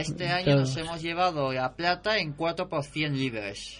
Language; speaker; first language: Spanish; native; Spanish